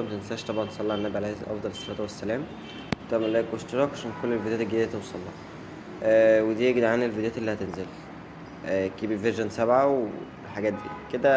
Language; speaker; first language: Arabic; native; Arabic